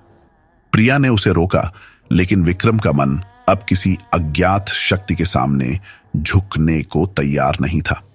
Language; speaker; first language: Hindi; native; Hindi